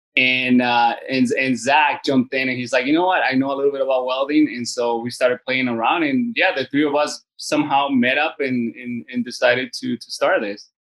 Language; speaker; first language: English; early bilingual, other home language; Spanish